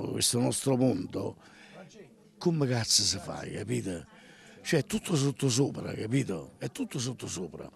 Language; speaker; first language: Italian; native; Italian